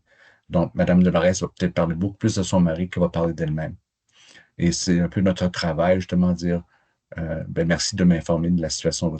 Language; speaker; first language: French; native; French